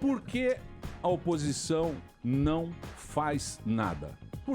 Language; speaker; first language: Portuguese; native; Portuguese